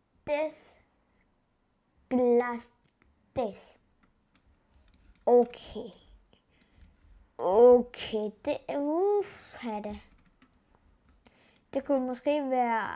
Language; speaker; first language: Danish; early bilingual, other home language; Spanish